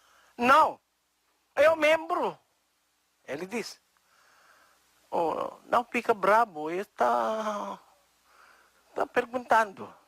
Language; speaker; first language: Portuguese; non-native, learner; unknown